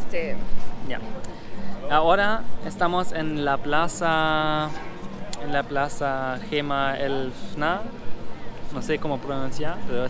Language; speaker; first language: Spanish; non-native, learner; German